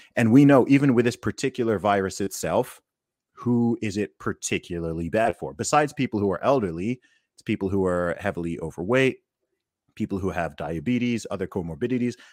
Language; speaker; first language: English; native; English